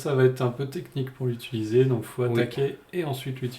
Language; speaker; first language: French; native; French